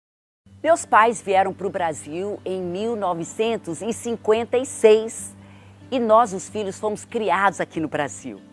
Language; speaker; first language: Portuguese; early bilingual, other home language; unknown